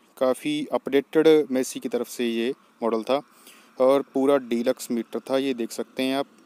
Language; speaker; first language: Hindi; non-native, local second language; Punjabi